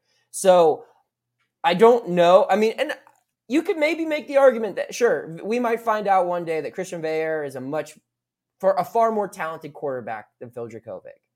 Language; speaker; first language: English; native; English